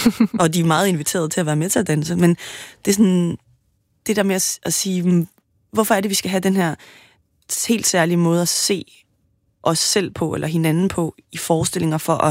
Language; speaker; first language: Danish; native; Danish